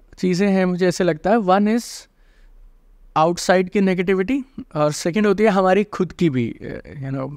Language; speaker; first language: Hindi; native; Hindi